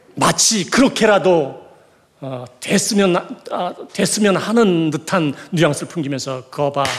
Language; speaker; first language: Korean; native; Korean